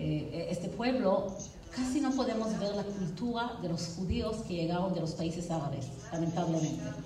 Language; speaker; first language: Spanish; non-native, fluent; Hebrew